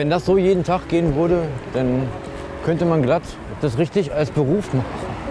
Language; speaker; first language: German; native; German